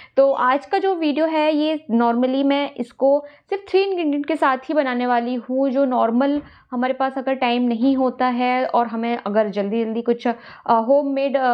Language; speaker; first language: Hindi; native; Hindi